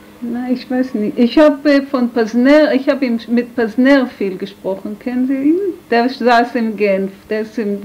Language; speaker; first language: German; non-native, fluent; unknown